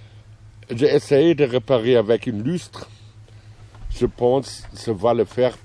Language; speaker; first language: French; non-native, fluent; German